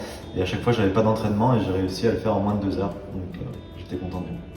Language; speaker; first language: French; native; French